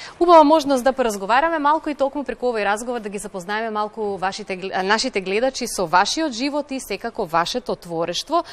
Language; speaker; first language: Macedonian; native; Macedonian